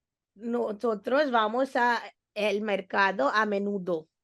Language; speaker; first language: Spanish; non-native, fluent; Hindi